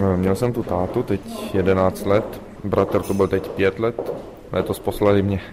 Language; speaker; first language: Czech; early bilingual, heritage; Czech